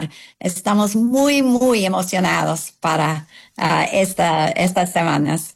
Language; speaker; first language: Spanish; non-native, fluent; English